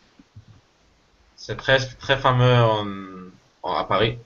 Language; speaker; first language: French; non-native, learner; Spanish